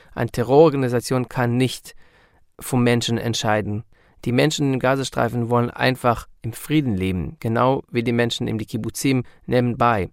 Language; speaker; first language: German; non-native, learner; Hebrew